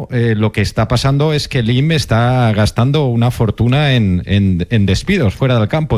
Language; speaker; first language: Spanish; native; Spanish